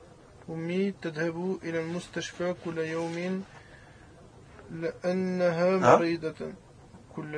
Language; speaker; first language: Arabic; non-native, learner; French